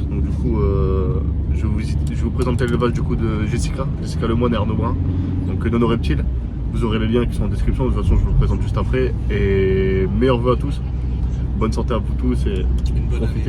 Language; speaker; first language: French; native; French